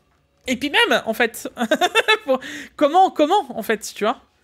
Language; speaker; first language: French; native; French